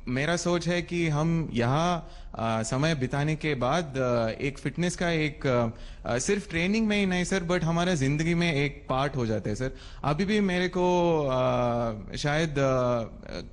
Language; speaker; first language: Hindi; non-native, local second language; Kannada